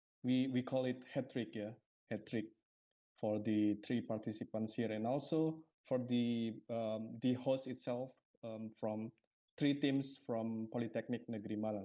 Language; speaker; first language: English; non-native, fluent; Indonesian